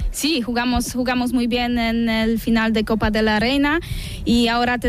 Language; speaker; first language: Spanish; non-native, learner; Polish